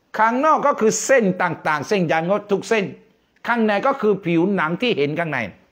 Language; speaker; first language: Thai; non-native, local second language; Pattani Malay